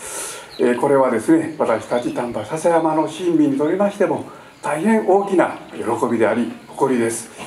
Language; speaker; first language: Japanese; native; Japanese